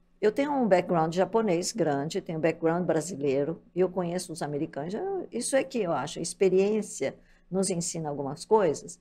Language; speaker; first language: Portuguese; early bilingual, other home language; Japanese